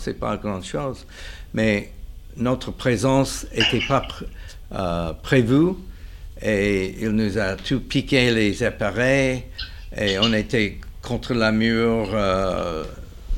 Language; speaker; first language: French; non-native, fluent; English